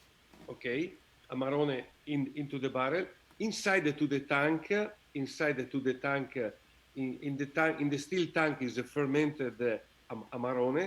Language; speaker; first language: English; non-native, learner; Italian